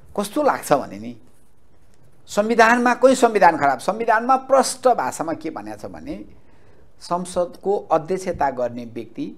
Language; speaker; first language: Nepali; native; Nepali